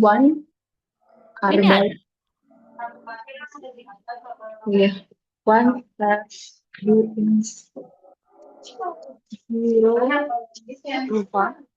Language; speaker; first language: German; non-native, learner; Indonesian